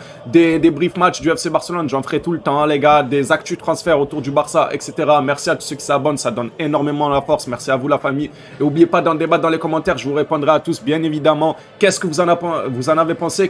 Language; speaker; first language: French; native; French